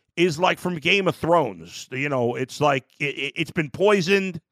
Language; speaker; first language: English; native; English